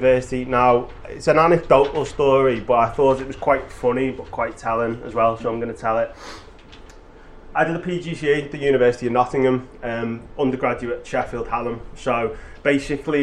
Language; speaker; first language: English; native; English